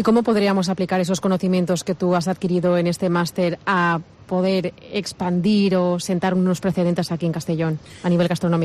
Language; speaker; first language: Spanish; native; Spanish